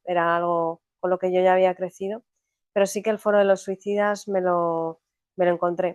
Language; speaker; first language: Spanish; native; Spanish